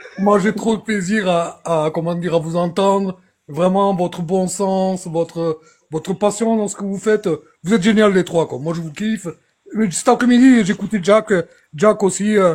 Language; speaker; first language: French; native; French